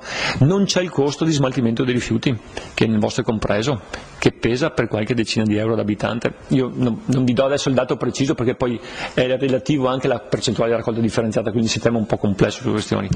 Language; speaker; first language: Italian; native; Italian